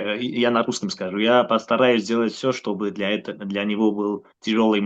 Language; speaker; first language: Russian; non-native, fluent; Armenian